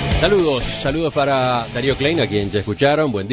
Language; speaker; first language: Spanish; native; Spanish